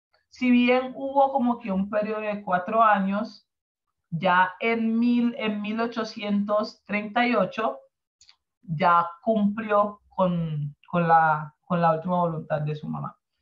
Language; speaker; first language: Spanish; non-native, fluent; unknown